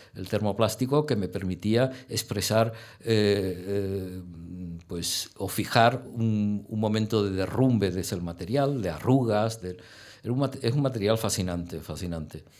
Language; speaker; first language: Spanish; native; Spanish